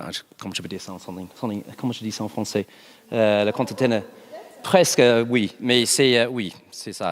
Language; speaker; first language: French; non-native, learner; English